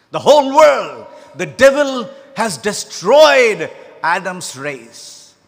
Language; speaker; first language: English; non-native, local second language; Telugu